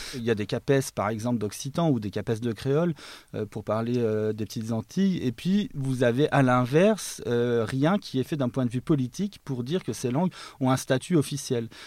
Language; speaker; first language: French; native; French